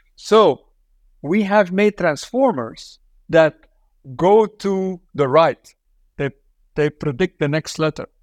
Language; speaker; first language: English; non-native, fluent; Dutch